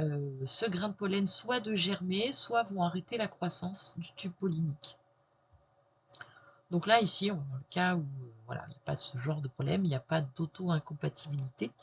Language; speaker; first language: French; native; French